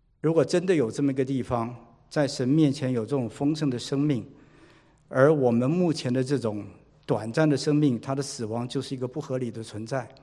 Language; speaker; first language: Chinese; native; Chinese